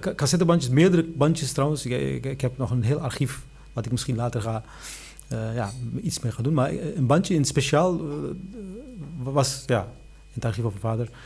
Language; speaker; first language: Dutch; early bilingual, other home language; Arabic